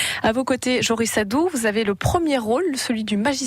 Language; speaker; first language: French; native; French